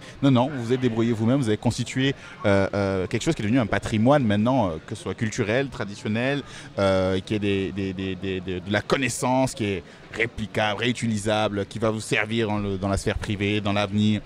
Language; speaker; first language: French; native; French